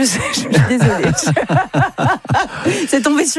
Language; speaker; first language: French; native; French